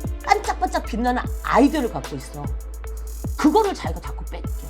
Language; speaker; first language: Korean; native; Korean